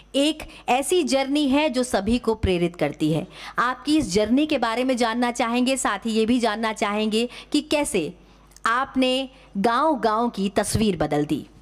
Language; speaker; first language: Hindi; native; Hindi